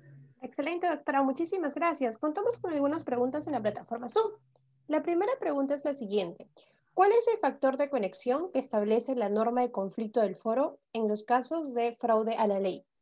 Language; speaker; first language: Spanish; native; Spanish